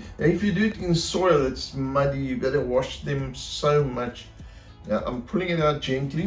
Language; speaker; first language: English; native; English